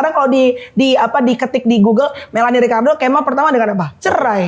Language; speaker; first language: Indonesian; native; Indonesian